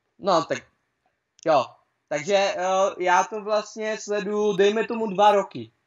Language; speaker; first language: Czech; native; Czech